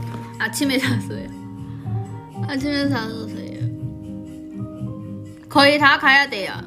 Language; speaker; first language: Korean; non-native, learner; Chinese